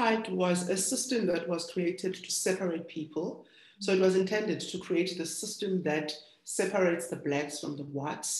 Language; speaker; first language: English; non-native, local second language; Xhosa